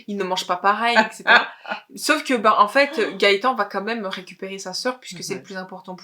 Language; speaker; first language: French; native; French